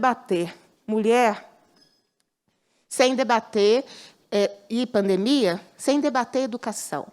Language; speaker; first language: Portuguese; native; Portuguese